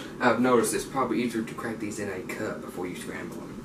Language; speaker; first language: English; native; English